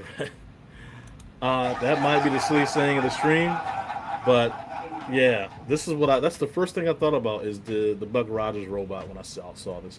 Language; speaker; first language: English; native; English